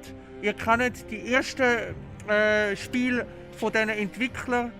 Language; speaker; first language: German; native; German